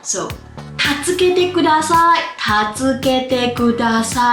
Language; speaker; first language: Japanese; non-native, fluent; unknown